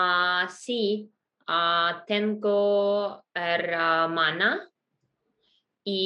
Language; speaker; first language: Spanish; non-native, learner; Russian